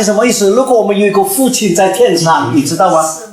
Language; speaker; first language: Chinese; early bilingual, heritage; Chinese